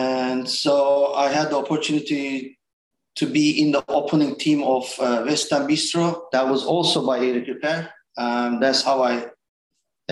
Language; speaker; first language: English; non-native, fluent; Turkish